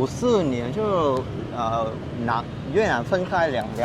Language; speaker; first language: Chinese; non-native, fluent; Vietnamese